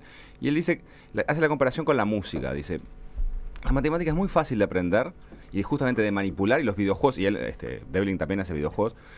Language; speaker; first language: Spanish; native; Spanish